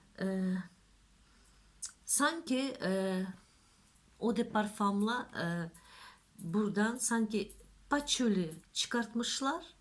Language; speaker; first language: Turkish; non-native, learner; Russian